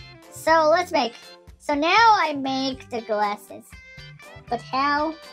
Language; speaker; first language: English; non-native, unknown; Japanese